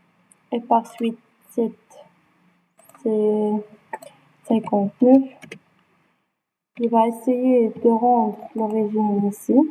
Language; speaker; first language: French; non-native, local second language; Arabic